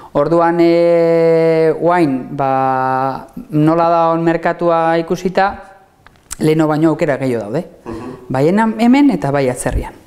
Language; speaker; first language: Basque; native; Basque